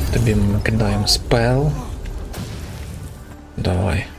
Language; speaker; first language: Ukrainian; native; Ukrainian